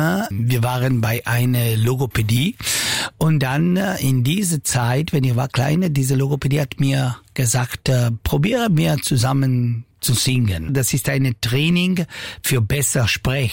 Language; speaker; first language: German; non-native, local second language; Italian